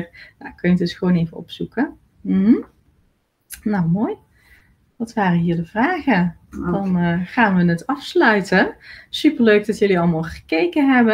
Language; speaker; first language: Dutch; native; Dutch